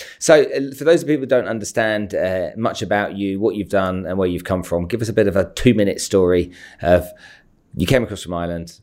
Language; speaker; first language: English; native; English